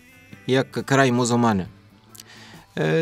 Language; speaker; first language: Polish; non-native, learner; Arabic